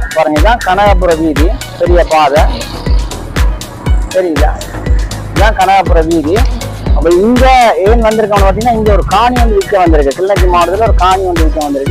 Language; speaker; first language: Tamil; native; Tamil